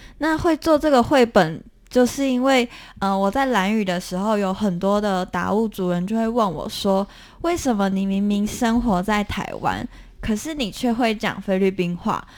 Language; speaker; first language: Chinese; native; Chinese